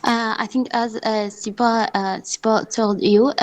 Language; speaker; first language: English; non-native, learner; Arabic